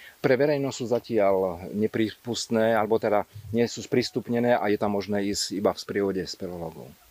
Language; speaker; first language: Slovak; native; Slovak